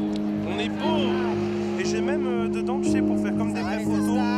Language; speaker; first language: French; native; French